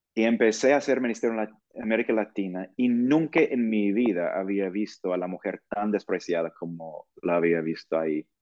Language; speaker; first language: Spanish; non-native, fluent; English